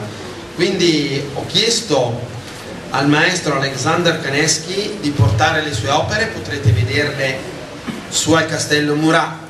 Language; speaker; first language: Italian; native; Italian